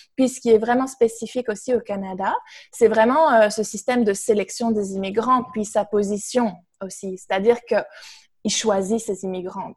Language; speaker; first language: French; native; French